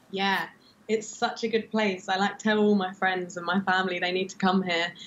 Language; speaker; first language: English; native; English